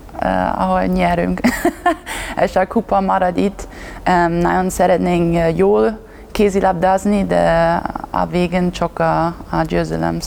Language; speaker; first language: Hungarian; non-native, learner; German